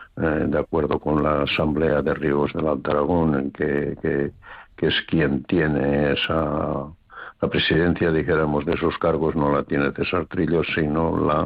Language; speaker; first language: Spanish; native; Spanish